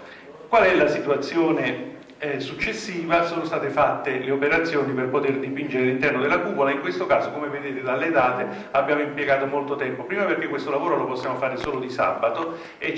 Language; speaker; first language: Italian; native; Italian